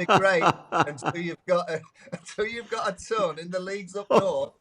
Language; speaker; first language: English; native; English